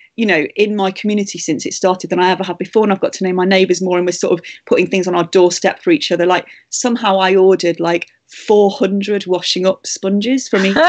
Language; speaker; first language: English; native; English